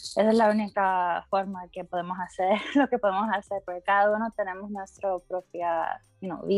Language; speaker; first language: Spanish; early bilingual, heritage; Spanish